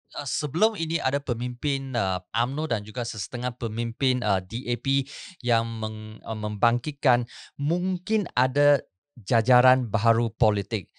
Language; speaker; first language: Malay; non-native, local second language; Chinese